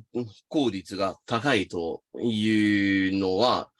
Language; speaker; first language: Japanese; non-native, fluent; English